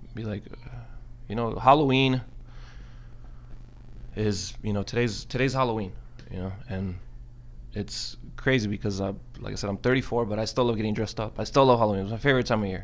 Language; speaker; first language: English; early bilingual, other home language; Spanish